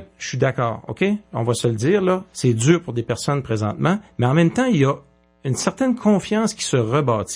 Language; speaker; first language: French; native; French